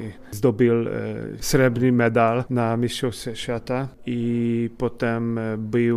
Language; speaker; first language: Polish; non-native, fluent; Hungarian